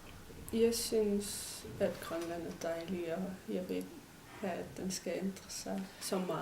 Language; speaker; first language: Danish; non-native, local second language; Kalaallisut